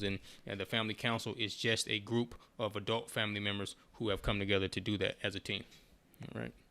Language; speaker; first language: English; native; English